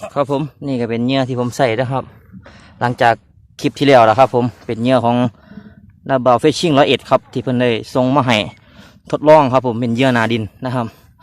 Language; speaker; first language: Thai; native; Thai